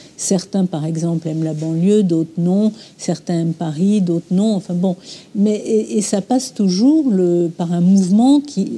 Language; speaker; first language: French; early bilingual, other home language; English